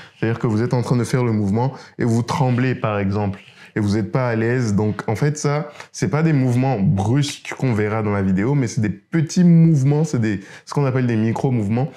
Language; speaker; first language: French; native; French